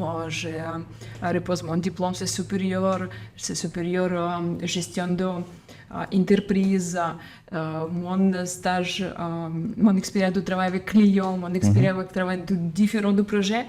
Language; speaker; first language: French; non-native, learner; Ukrainian